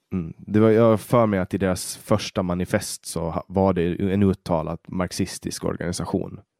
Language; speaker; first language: Swedish; native; Swedish